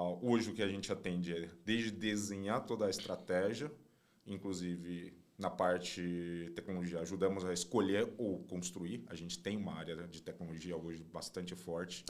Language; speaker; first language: Portuguese; non-native, fluent; Chinese